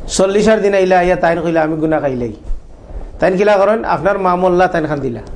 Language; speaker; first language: Bangla; native; Bangla